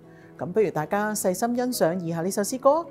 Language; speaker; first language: Chinese; native; Chinese